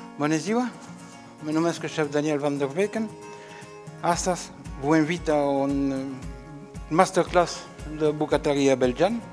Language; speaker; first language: Romanian; non-native, learner; French